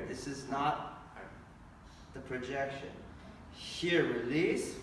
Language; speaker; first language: English; native; English